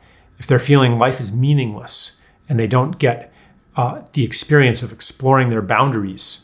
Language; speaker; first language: English; native; English